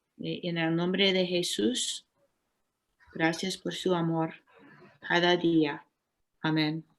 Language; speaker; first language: Spanish; non-native, learner; English